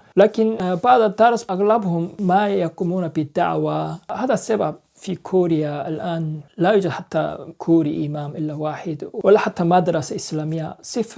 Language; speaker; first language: Arabic; non-native, learner; Korean